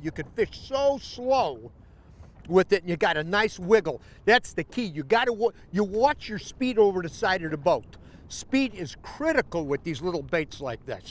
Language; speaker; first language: English; native; English